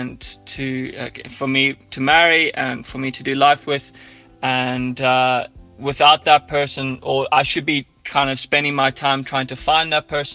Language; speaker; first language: English; native; English